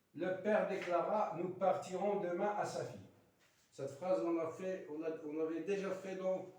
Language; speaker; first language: French; non-native, local second language; Arabic